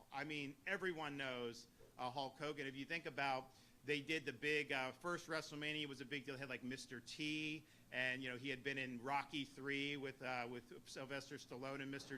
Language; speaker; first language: English; native; English